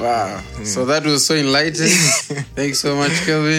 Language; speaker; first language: English; non-native, local second language; Swahili